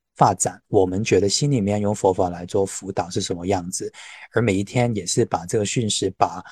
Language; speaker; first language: Chinese; non-native, local second language; Cantonese